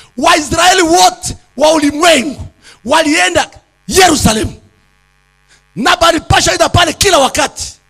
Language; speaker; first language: Swahili; native; Swahili